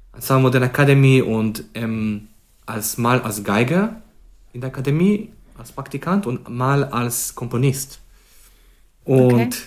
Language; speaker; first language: German; non-native, fluent; Hebrew